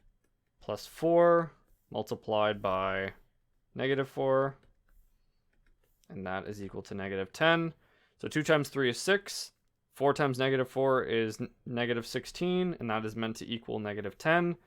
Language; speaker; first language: English; native; English